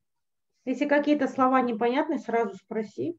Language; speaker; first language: Russian; native; Russian